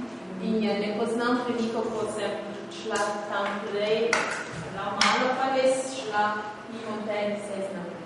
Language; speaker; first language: Slovenian; non-native, fluent; French